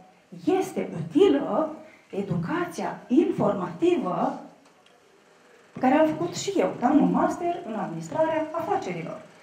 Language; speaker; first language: Romanian; native; Romanian